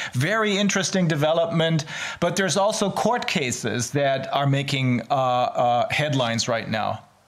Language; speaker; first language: English; non-native, fluent; German